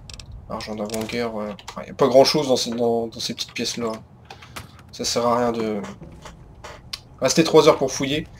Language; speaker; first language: French; native; French